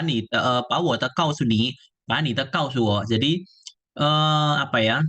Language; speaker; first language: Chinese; non-native, fluent; Indonesian